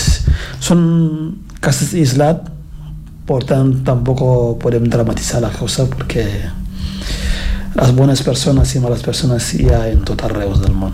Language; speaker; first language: Catalan; non-native, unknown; Fula